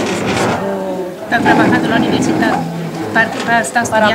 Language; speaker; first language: Spanish; non-native, learner; Romanian